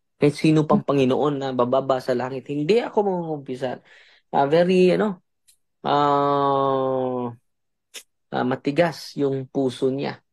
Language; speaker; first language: Filipino; non-native, local second language; Cebuano